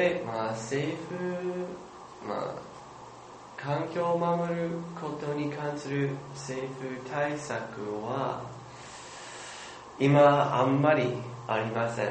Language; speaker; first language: Japanese; non-native, learner; English